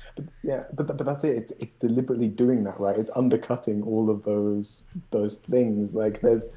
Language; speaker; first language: English; native; English